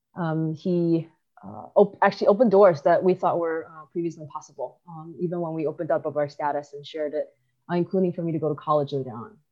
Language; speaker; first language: English; early bilingual, other home language; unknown